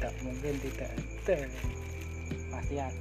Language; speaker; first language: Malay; non-native, local second language; Javanese